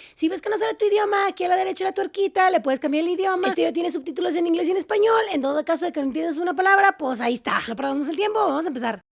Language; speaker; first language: Spanish; native; Spanish